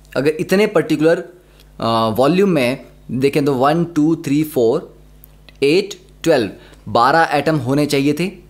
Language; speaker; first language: Hindi; native; Hindi